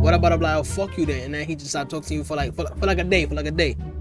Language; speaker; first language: English; early bilingual, other home language; Spanish